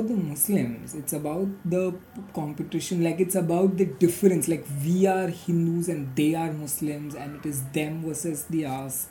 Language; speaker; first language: English; non-native, local second language; Marathi